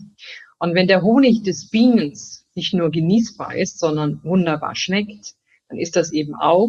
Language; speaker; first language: German; native; German